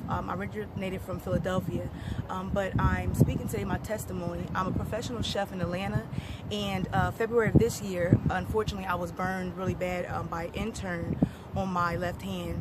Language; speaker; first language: English; native; English